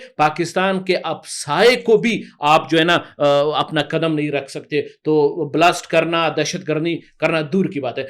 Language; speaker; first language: Urdu; non-native, local second language; Baluchi